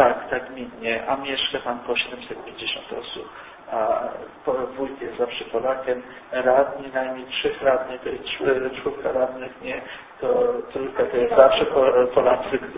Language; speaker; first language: Polish; early bilingual, heritage; Polish